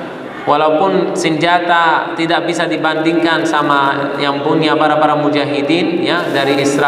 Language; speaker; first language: Indonesian; non-native, fluent; Arabic